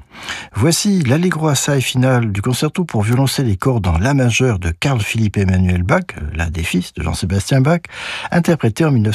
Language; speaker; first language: French; native; French